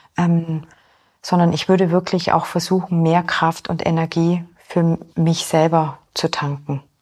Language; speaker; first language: German; early bilingual, other home language; Polish